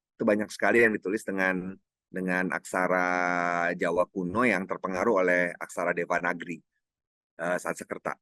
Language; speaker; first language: Indonesian; non-native, local second language; Minangkabau